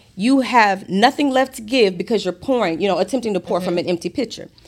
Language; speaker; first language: English; native; English